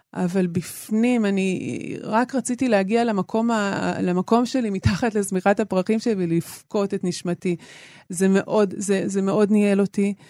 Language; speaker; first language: Hebrew; native; Hebrew